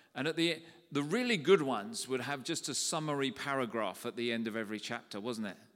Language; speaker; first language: English; native; English